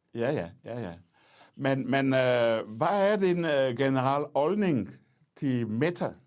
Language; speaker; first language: Danish; non-native, fluent; Portuguese